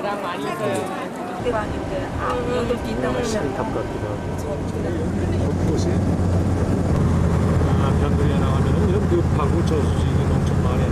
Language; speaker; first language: Korean; native; Korean